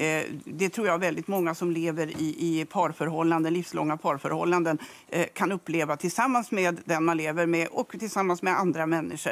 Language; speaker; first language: Swedish; native; Swedish